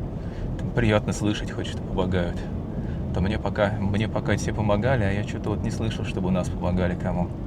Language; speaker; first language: Russian; native; Russian